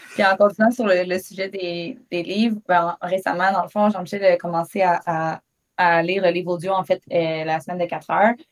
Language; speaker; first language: French; native; French